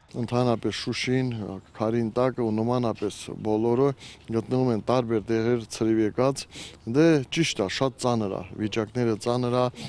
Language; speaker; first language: Armenian; native; Armenian